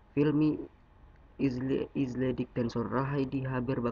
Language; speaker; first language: Turkish; non-native, learner; Indonesian